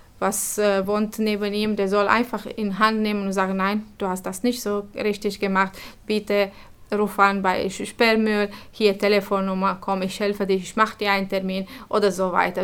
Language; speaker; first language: German; non-native, fluent; Romanian